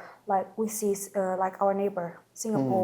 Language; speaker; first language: English; non-native, local second language; Indonesian